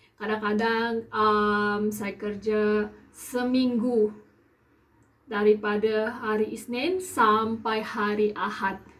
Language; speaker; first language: Malay; non-native, local second language; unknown